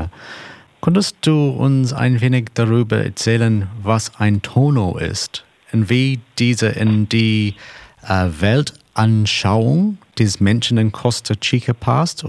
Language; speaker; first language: German; non-native, learner; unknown